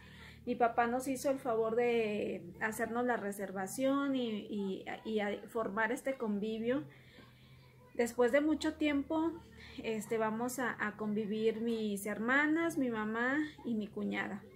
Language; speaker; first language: Spanish; early bilingual, heritage; Spanish